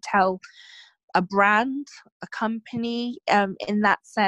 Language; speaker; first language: English; native; English